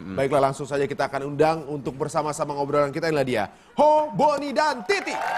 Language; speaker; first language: Indonesian; native; Indonesian